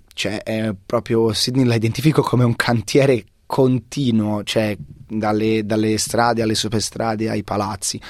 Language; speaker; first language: Italian; native; Italian